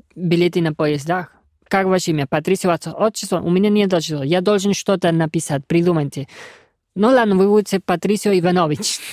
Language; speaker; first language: Russian; non-native, fluent; Spanish